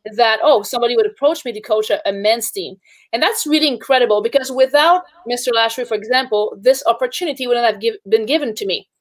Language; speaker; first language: English; native; English